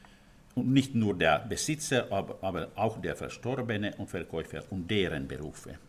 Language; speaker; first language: German; non-native, fluent; Finnish